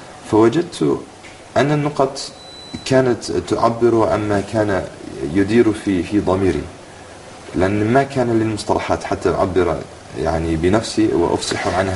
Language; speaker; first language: Arabic; non-native, fluent; English